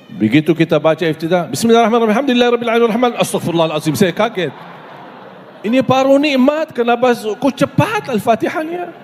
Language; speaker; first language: Malay; non-native, fluent; Arabic